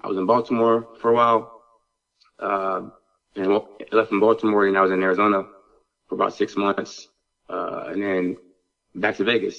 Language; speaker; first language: English; native; English